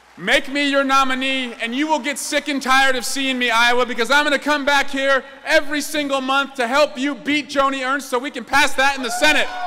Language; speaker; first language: English; native; English